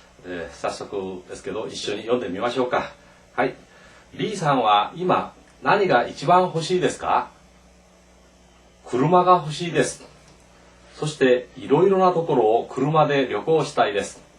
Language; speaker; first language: Japanese; non-native, fluent; Korean